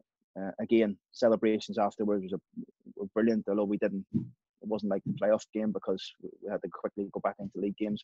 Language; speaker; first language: English; native; English